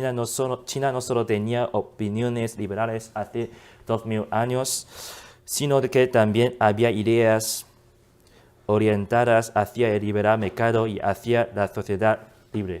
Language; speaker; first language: Spanish; non-native, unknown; Chinese